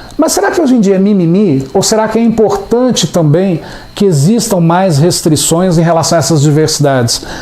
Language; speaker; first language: Portuguese; native; Portuguese